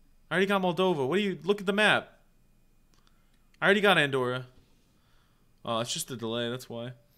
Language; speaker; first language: English; native; English